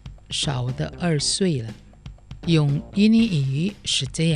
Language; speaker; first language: Chinese; non-native, learner; Indonesian